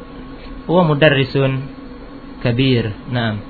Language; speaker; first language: Arabic; non-native, fluent; Indonesian